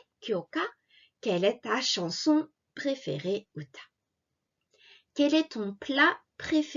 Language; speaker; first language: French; non-native, fluent; Japanese